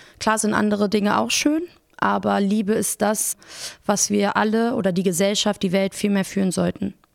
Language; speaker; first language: German; early bilingual, other home language; Persian